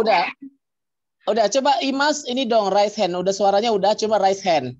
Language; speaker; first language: Indonesian; native; Indonesian